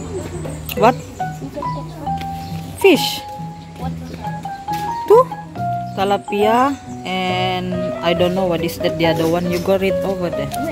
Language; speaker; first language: English; non-native, local second language; Malay